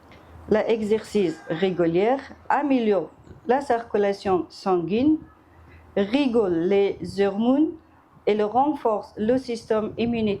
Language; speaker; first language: French; non-native, fluent; Persian